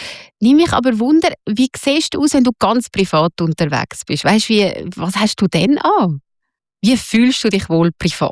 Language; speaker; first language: German; native; German